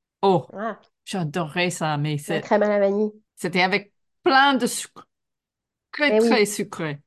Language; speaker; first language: French; non-native, fluent; English